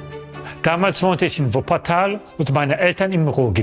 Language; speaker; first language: German; early bilingual, other home language; Polish